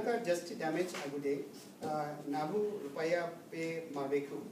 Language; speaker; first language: Kannada; non-native, learner; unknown